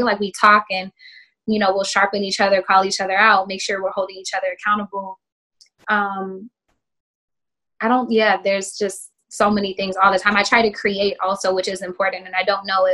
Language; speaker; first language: English; native; English